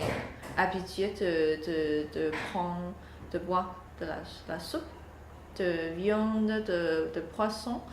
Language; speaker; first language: French; non-native, learner; Chinese